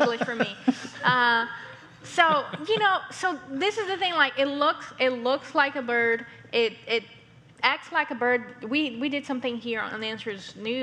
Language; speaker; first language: English; non-native, fluent; Portuguese